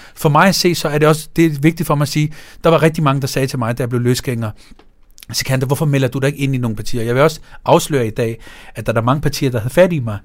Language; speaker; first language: Danish; early bilingual, other home language; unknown